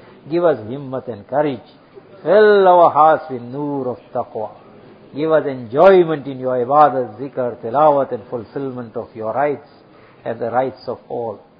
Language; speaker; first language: English; native; English